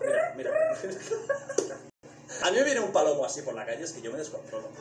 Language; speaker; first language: Spanish; native; Spanish